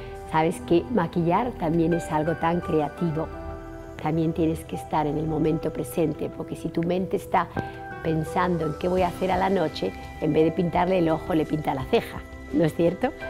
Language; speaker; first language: Spanish; native; Spanish